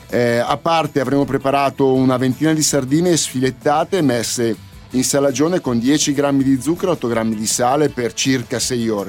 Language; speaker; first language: Italian; native; Italian